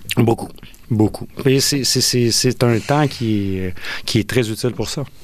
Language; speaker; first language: French; native; French